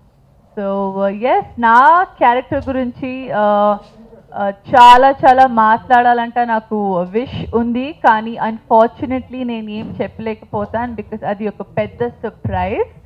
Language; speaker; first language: Telugu; non-native, fluent; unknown